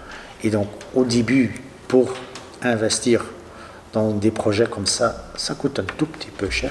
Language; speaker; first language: French; non-native, local second language; Dutch